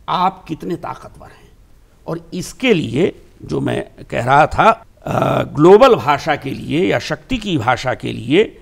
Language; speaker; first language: Hindi; native; Hindi